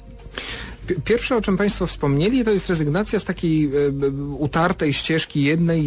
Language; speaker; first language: Polish; native; Polish